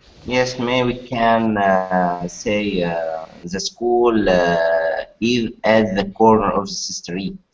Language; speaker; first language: English; non-native, learner; Arabic